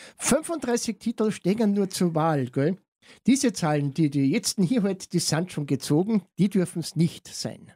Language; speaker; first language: German; native; German